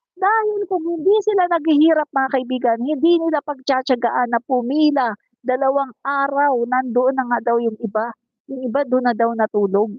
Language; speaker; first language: Filipino; non-native, local second language; Cebuano